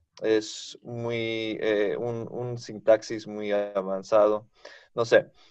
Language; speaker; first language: Spanish; non-native, fluent; English